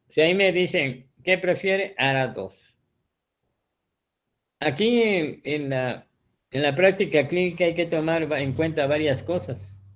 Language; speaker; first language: Spanish; native; Spanish